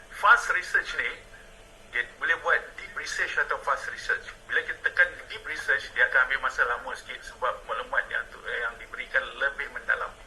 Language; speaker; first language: Malay; native; Malay